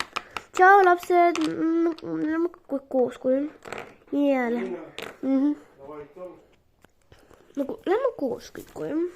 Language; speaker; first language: Estonian; non-native, local second language; Russian